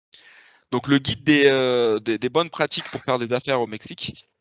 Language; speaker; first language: French; native; French